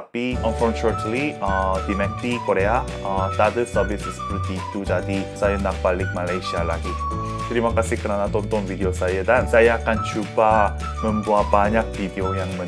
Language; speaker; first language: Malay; non-native, learner; Korean